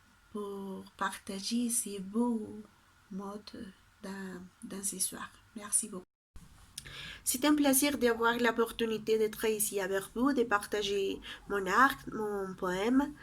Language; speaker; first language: French; non-native, learner; Spanish